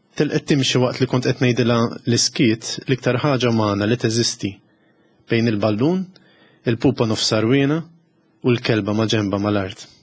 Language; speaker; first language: Maltese; native; Maltese